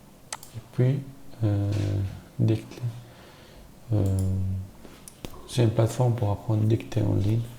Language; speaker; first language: French; non-native, learner; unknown